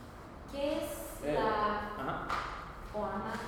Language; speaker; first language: Spanish; non-native, learner; English